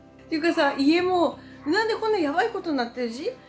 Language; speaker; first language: Korean; non-native, fluent; English